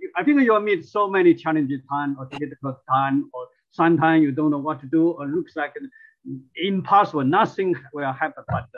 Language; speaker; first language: English; non-native, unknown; Chinese